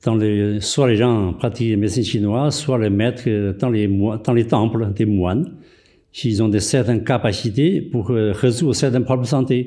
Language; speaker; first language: French; non-native, fluent; Chinese